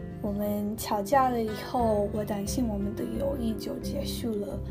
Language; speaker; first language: Chinese; non-native, learner; English